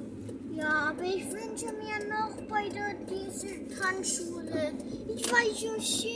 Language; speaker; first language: German; early bilingual, other home language; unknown